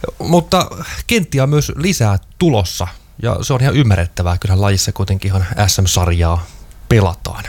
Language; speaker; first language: Finnish; native; Finnish